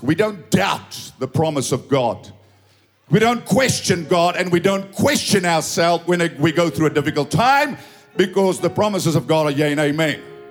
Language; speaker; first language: English; non-native, local second language; Afrikaans